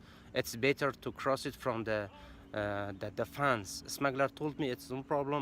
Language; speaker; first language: English; non-native, learner; Persian